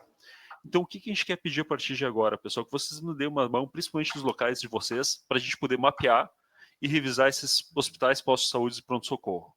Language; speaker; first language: Portuguese; native; Portuguese